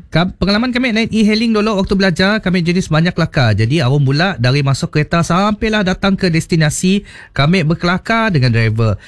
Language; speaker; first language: Malay; native; Malay